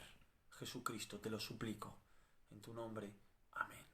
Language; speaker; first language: Spanish; native; Spanish